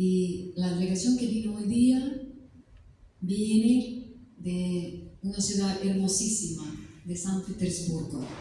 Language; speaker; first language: Spanish; non-native, fluent; Russian